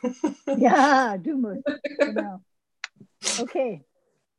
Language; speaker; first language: German; early bilingual, heritage; English